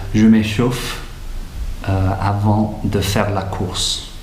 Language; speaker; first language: French; non-native, fluent; English